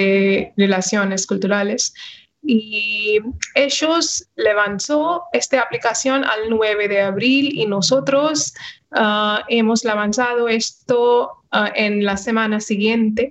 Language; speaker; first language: Spanish; non-native, fluent; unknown